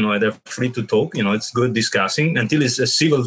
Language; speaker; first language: English; non-native, fluent; Italian